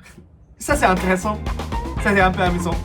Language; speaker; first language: French; non-native, learner; Japanese